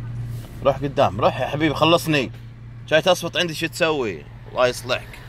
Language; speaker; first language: Arabic; native; Arabic